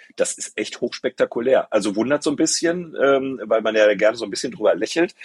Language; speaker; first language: German; native; German